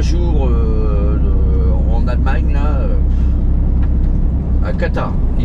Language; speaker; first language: French; native; French